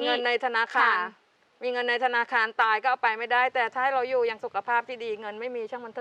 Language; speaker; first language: Thai; native; Thai